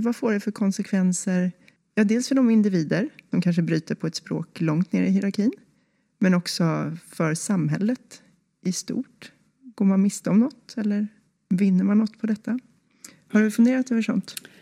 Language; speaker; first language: Swedish; native; Swedish